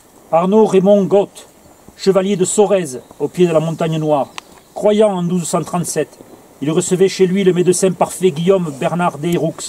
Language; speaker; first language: French; native; French